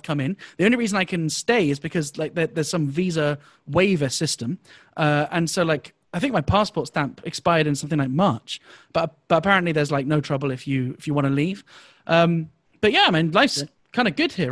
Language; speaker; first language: English; native; English